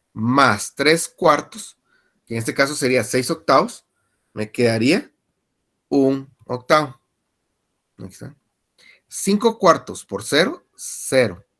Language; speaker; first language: Spanish; native; Spanish